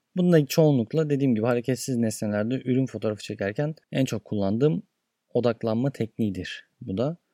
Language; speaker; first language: Turkish; native; Turkish